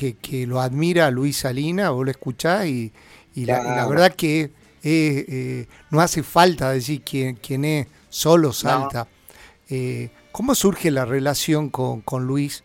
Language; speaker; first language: Spanish; native; Spanish